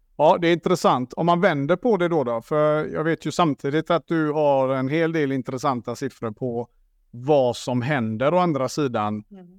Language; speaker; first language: Swedish; native; Swedish